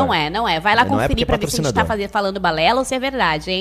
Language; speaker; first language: Portuguese; native; Portuguese